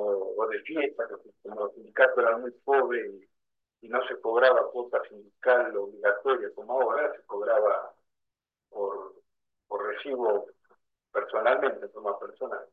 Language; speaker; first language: Spanish; native; Spanish